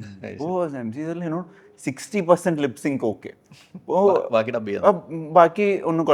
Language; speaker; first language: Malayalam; non-native, learner; Tamil